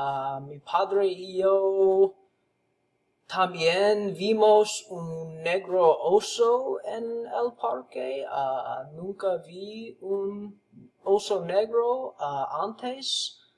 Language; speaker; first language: Spanish; non-native, learner; English